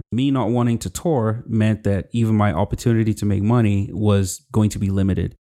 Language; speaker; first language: English; non-native, local second language; Yoruba